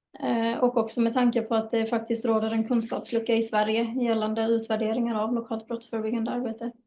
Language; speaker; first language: Swedish; native; Swedish